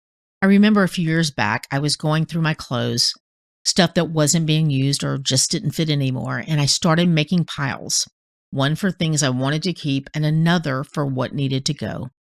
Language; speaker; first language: English; native; English